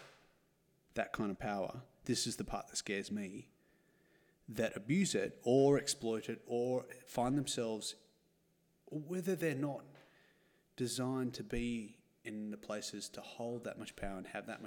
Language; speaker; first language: English; native; English